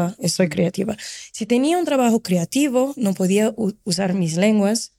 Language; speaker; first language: Spanish; non-native, fluent; Portuguese